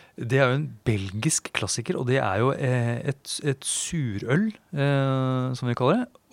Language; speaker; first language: Norwegian; non-native, fluent; Swedish